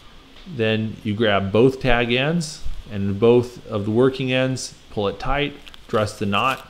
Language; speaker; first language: English; native; English